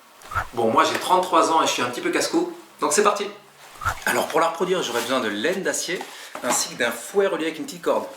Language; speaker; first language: French; native; French